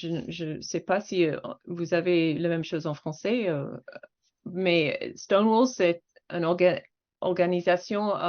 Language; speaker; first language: French; non-native, fluent; English